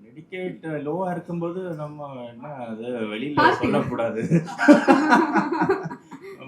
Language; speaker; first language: Tamil; non-native, local second language; Malayalam